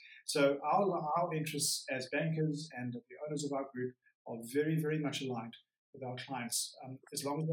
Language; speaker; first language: English; native; English